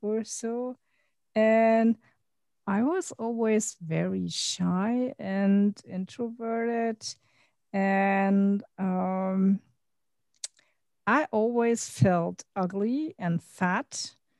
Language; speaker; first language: English; non-native, fluent; German